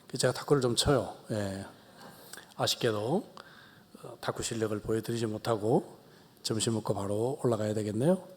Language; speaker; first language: Korean; native; Korean